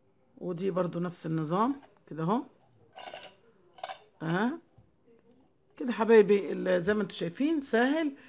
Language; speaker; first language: Arabic; native; Arabic